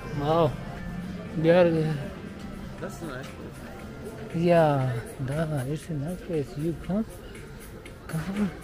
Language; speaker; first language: English; non-native, learner; Hindi